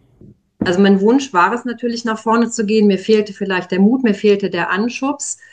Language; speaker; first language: German; native; German